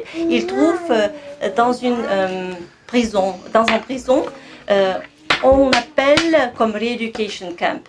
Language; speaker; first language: French; non-native, fluent; Kazakh